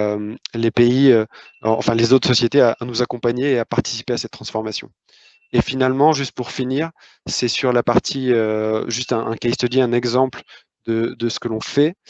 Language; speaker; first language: French; native; French